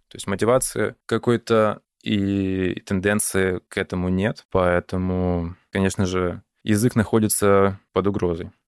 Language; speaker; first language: Russian; native; Russian